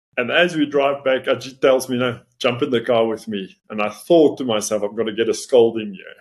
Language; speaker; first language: English; non-native, local second language; Afrikaans